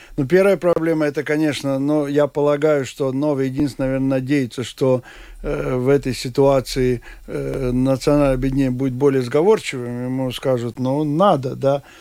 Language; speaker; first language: Russian; non-native, local second language; Latvian